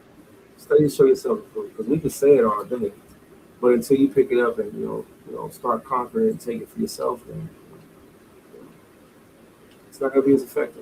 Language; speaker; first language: English; native; English